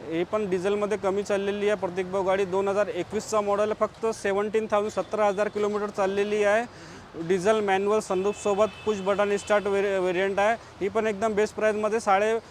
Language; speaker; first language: Marathi; non-native, local second language; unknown